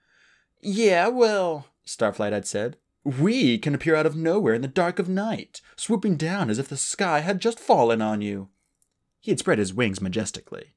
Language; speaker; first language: English; native; English